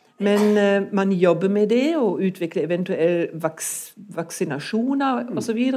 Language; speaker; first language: Norwegian; non-native, fluent; German